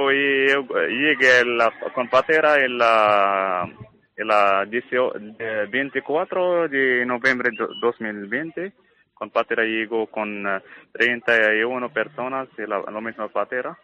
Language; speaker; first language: Spanish; non-native, learner; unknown